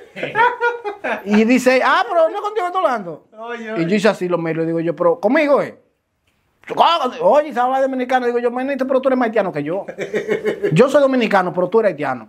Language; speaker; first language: Spanish; native; Spanish